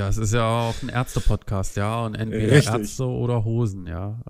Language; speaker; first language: German; native; German